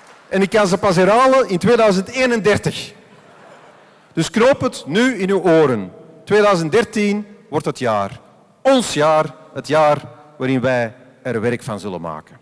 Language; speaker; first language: Dutch; native; Dutch